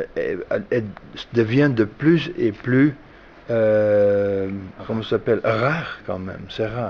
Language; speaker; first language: French; non-native, fluent; Dutch